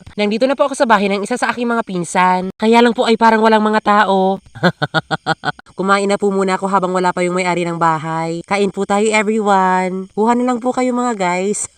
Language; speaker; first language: Filipino; non-native, local second language; Bikol